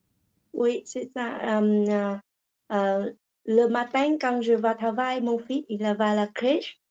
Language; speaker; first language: French; non-native, learner; Vietnamese